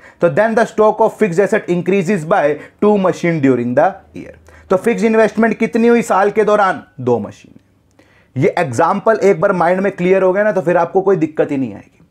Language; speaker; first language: Hindi; native; Hindi